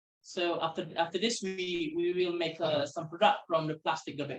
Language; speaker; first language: English; non-native, local second language; Indonesian